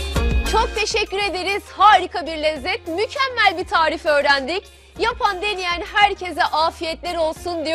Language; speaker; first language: Turkish; native; Turkish